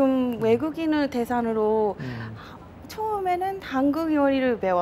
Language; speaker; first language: Korean; non-native, fluent; Japanese